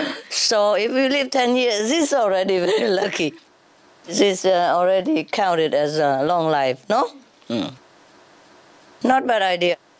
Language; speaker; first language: English; non-native, fluent; Vietnamese